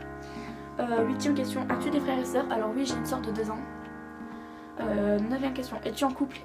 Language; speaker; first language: French; native; French